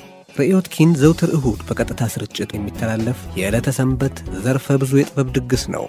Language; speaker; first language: Amharic; native; Amharic